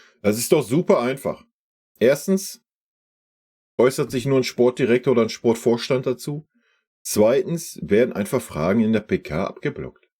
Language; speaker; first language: German; native; German